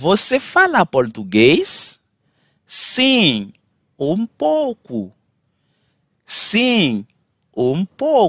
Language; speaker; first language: Portuguese; non-native, fluent; Haitian Creole